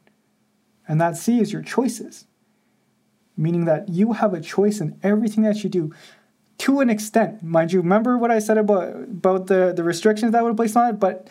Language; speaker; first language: English; non-native, fluent; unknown